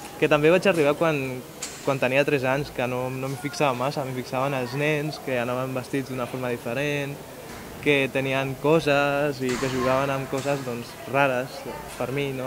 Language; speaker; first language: Catalan; early bilingual, other home language; Arabic